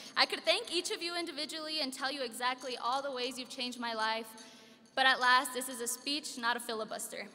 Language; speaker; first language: English; early bilingual, other home language; Spanish